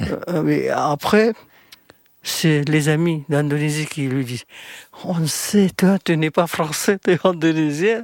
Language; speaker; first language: French; non-native, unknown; Indonesian